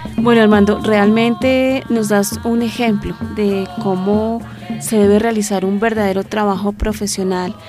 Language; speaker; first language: Spanish; native; Spanish